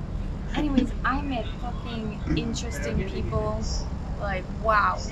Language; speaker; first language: English; early bilingual, heritage; English